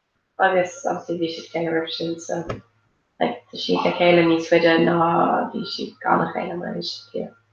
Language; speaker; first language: Irish; non-native, local second language; English